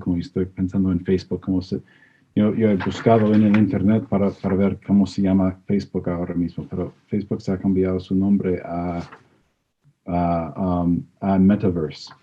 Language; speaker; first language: Spanish; non-native, fluent; English